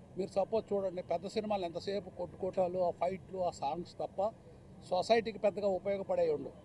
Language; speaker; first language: Telugu; native; Telugu